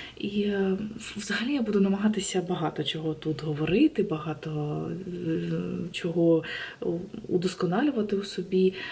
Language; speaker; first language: Ukrainian; non-native, local second language; Russian